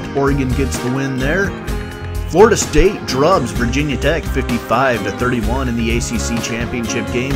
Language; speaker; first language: English; native; English